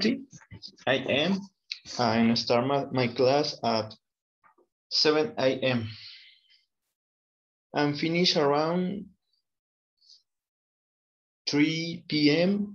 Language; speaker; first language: English; non-native, learner; Spanish